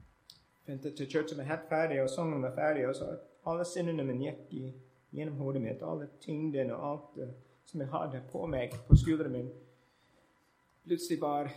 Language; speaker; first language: Norwegian; non-native, learner; English